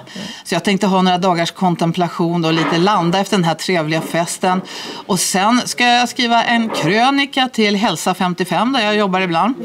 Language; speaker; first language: Swedish; native; Swedish